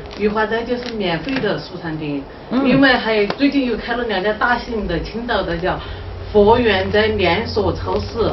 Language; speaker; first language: Chinese; native; Chinese